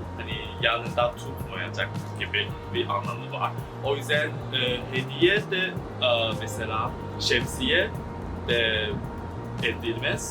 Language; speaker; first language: Turkish; non-native, learner; Chinese